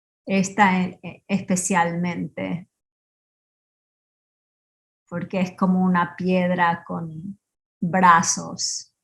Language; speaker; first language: Spanish; early bilingual, heritage; Spanish